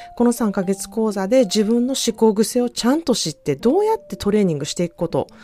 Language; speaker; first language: Japanese; native; Japanese